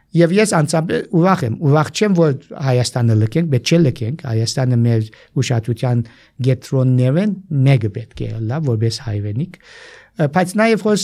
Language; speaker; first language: Armenian; early bilingual, heritage; Armenian